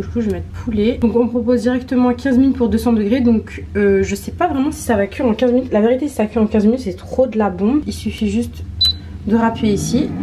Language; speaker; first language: French; early bilingual, other home language; Arabic